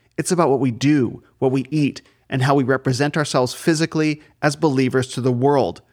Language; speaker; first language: English; native; English